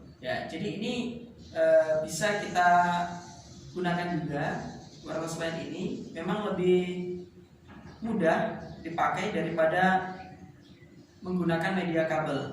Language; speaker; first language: Indonesian; native; Indonesian